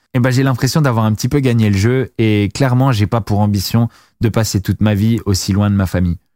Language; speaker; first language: French; native; French